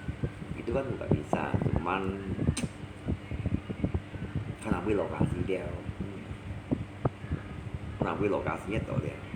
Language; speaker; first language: Indonesian; non-native, local second language; Hakka Chinese